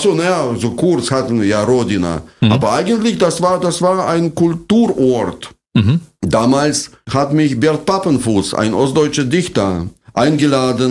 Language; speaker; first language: German; non-native, fluent; Russian